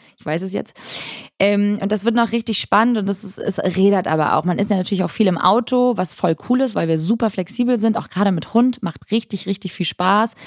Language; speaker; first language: German; early bilingual, other home language; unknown